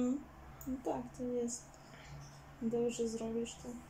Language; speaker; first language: Polish; non-native, learner; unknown